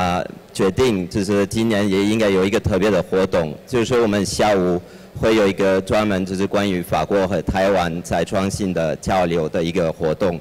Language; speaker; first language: Chinese; non-native, fluent; French